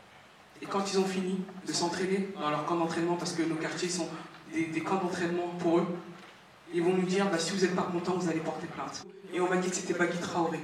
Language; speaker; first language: French; native; French